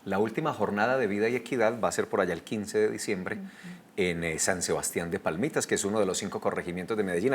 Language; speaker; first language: Spanish; native; Spanish